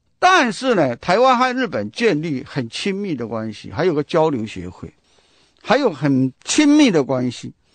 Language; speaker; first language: Chinese; non-native, local second language; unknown